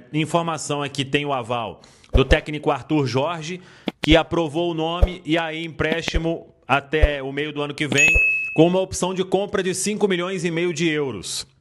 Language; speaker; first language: Portuguese; native; Portuguese